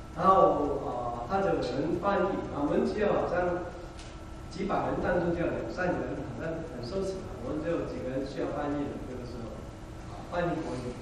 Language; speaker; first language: Chinese; non-native, local second language; Cantonese